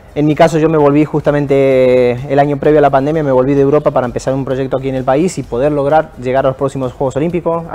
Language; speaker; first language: Spanish; native; Spanish